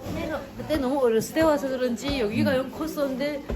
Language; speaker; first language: Korean; early bilingual, heritage; Korean